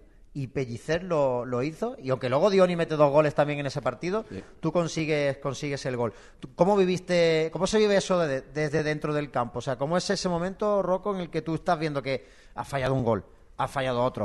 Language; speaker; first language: Spanish; native; Spanish